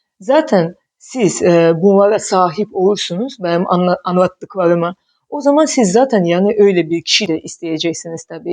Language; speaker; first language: Turkish; non-native, fluent; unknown